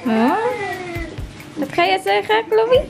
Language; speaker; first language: Dutch; non-native, learner; Cebuano